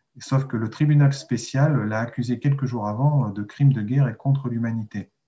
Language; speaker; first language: French; native; French